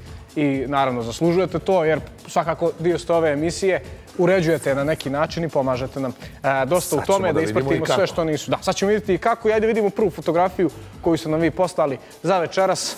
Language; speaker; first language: Serbian; native; Serbian